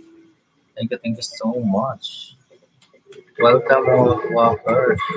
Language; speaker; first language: English; non-native, local second language; Filipino